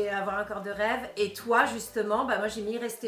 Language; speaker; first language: French; native; French